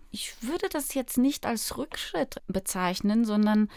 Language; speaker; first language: German; early bilingual, other home language; Polish